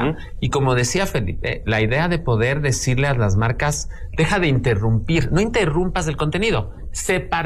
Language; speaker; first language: Spanish; native; Spanish